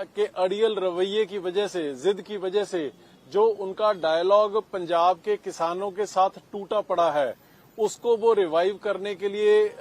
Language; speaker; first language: Hindi; non-native, local second language; Punjabi